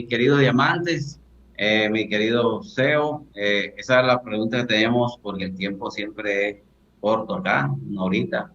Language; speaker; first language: Spanish; native; Spanish